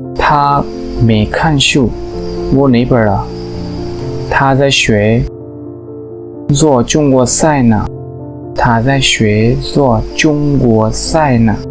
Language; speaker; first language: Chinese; non-native, fluent; Urdu